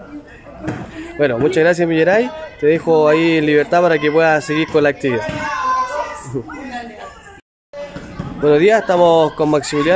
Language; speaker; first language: Spanish; native; Spanish